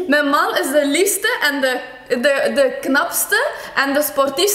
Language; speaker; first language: Dutch; early bilingual, other home language; Turkish